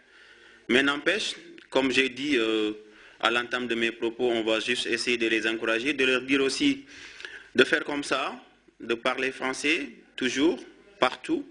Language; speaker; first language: French; non-native, fluent; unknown